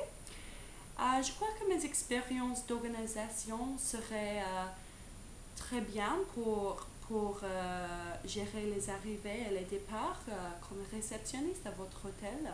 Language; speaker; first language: French; non-native, learner; English